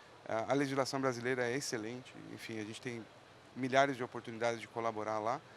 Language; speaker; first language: Portuguese; native; Portuguese